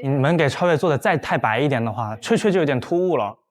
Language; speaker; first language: Chinese; native; Chinese